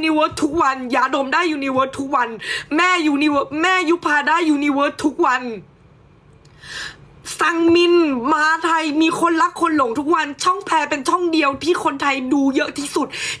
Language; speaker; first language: Thai; native; Thai